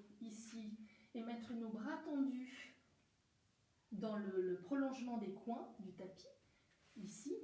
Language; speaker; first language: French; native; French